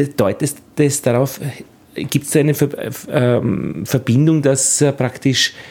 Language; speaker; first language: German; native; German